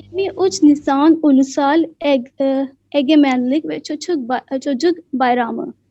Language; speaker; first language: Turkish; non-native, learner; Urdu